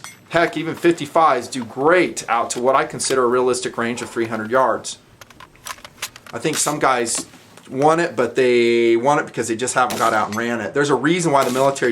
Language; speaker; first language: English; native; English